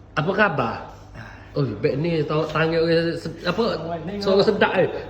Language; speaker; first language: Malay; native; Malay